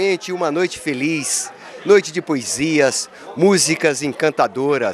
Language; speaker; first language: Portuguese; native; Portuguese